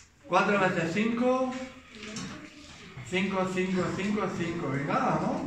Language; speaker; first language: Spanish; native; Spanish